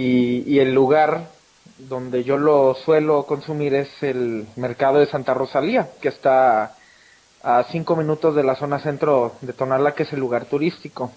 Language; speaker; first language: Spanish; native; Spanish